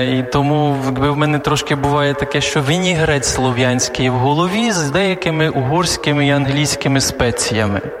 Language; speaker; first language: Ukrainian; non-native, local second language; Hungarian